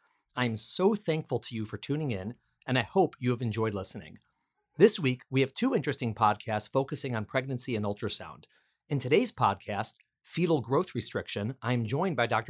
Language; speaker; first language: English; native; English